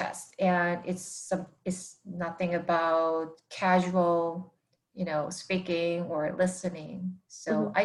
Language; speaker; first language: English; non-native, fluent; Korean